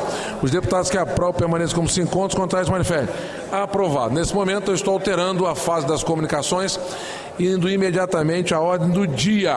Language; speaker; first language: Portuguese; native; Portuguese